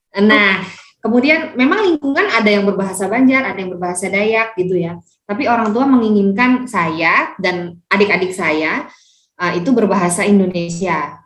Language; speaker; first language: Indonesian; native; Indonesian